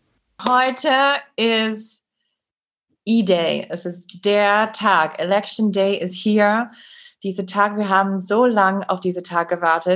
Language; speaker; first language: German; non-native, fluent; English